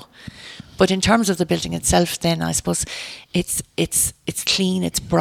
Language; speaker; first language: English; native; English